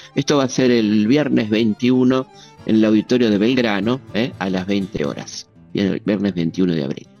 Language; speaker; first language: Spanish; native; Spanish